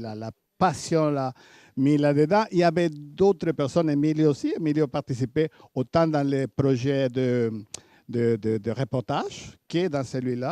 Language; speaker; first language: French; native; French